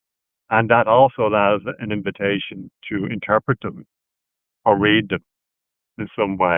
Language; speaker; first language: English; native; English